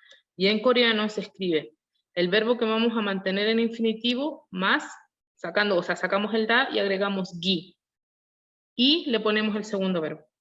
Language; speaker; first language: Spanish; non-native, learner; Korean